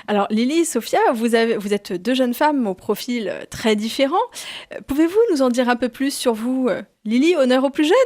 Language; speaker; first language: French; native; French